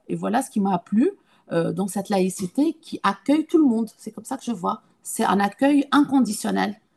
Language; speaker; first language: French; non-native, local second language; Arabic